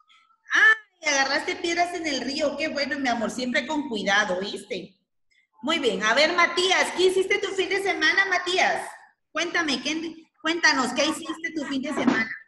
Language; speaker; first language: Spanish; native; Spanish